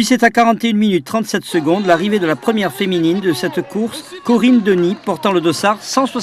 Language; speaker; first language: French; native; French